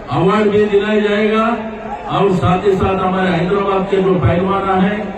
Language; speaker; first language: Hindi; non-native, local second language; Telugu